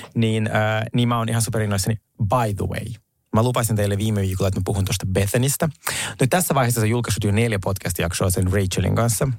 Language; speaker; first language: Finnish; non-native, fluent; Russian